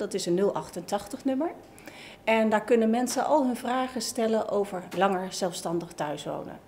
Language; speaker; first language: Dutch; native; Dutch